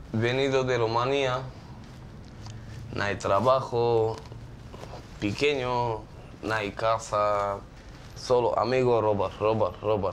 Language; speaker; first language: Spanish; non-native, learner; Romanian